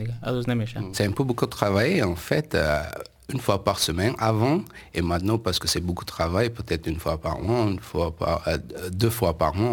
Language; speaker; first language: French; non-native, learner; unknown